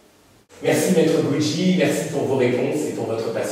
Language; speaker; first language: French; native; French